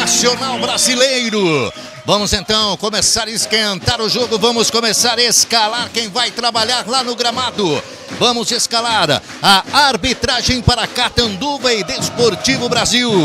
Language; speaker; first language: Portuguese; native; Portuguese